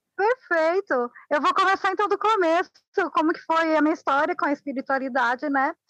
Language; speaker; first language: Portuguese; non-native, fluent; Spanish